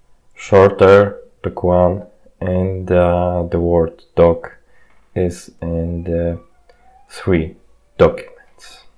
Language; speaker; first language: English; non-native, fluent; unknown